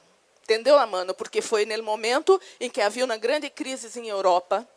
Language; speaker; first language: Portuguese; non-native, fluent; Spanish